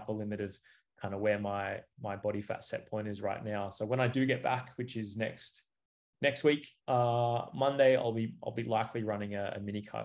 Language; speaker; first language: English; native; English